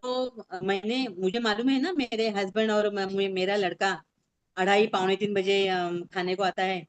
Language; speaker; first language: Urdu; non-native, local second language; Marathi